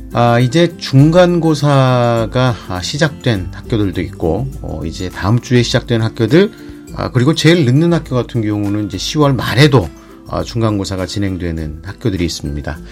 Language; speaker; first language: Korean; native; Korean